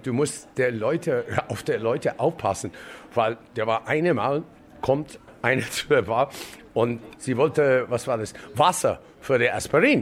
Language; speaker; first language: German; non-native, learner; English